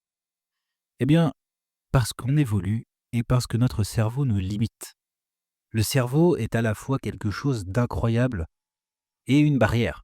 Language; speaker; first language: French; native; French